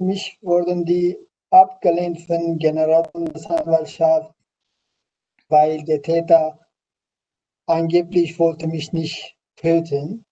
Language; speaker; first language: German; non-native, learner; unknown